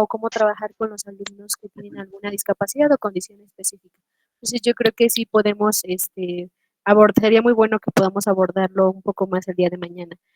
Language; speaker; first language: Spanish; native; Spanish